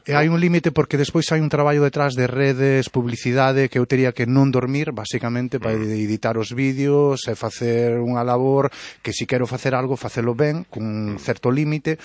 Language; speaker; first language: Galician; non-native, local second language; Spanish